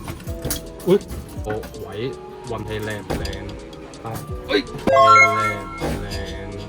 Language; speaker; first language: Chinese; native; Chinese